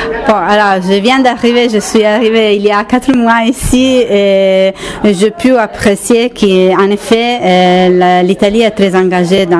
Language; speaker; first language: French; non-native, fluent; Italian